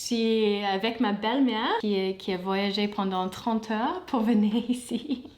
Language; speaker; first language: French; non-native, fluent; English